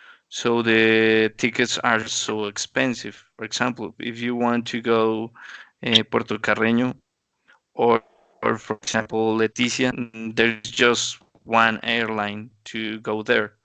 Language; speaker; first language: English; non-native, learner; Spanish